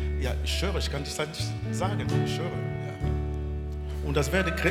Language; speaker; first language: German; non-native, learner; French